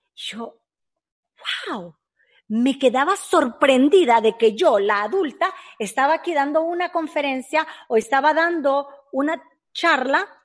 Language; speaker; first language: Spanish; native; Spanish